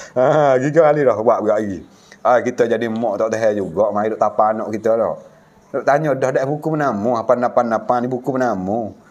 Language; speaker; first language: Malay; native; Malay